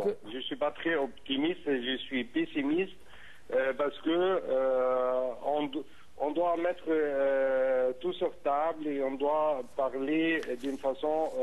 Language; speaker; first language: French; non-native, fluent; Arabic